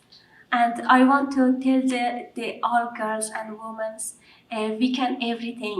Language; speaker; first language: English; non-native, learner; Persian